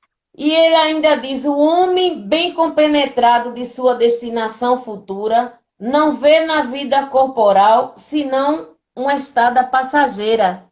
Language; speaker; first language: Portuguese; native; Portuguese